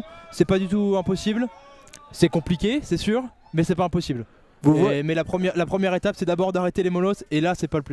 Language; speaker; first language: French; native; French